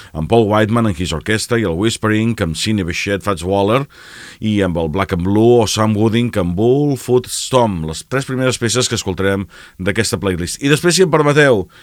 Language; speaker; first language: Catalan; native; Catalan